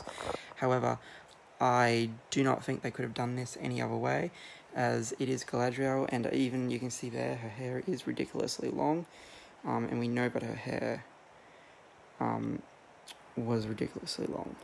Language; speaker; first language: English; native; English